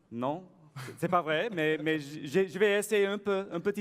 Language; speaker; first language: French; non-native, learner; English